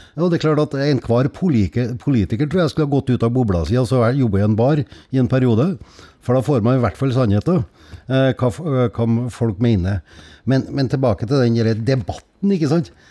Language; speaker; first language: Norwegian; native; Norwegian